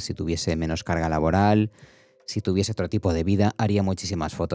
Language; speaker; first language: Spanish; native; Spanish